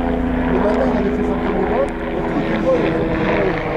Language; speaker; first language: French; native; French